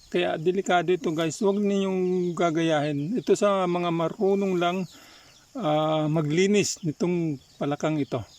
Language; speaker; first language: Filipino; native; Filipino